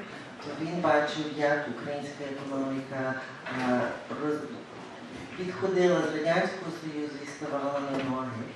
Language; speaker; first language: Ukrainian; early bilingual, heritage; Ukrainian